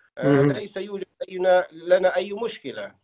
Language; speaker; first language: Arabic; non-native, fluent; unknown